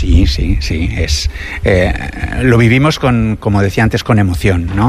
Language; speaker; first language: Spanish; native; Spanish